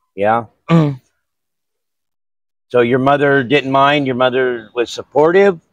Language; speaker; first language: English; native; English